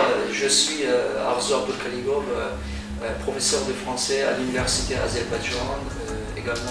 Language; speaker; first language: French; non-native, fluent; Azerbaijani